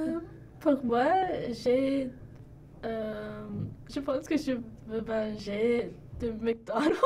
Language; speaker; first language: French; non-native, learner; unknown